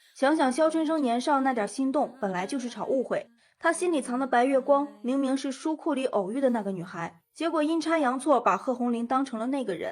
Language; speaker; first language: Chinese; native; Chinese